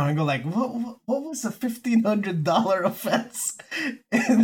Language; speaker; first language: English; non-native, local second language; Filipino